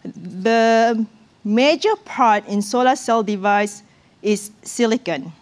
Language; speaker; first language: English; non-native, local second language; Malay